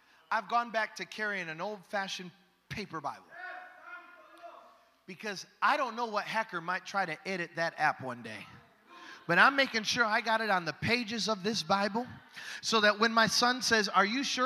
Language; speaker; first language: English; early bilingual, other home language; Spanish